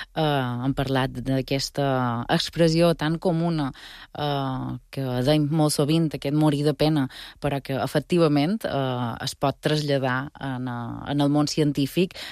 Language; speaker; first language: Catalan; native; Catalan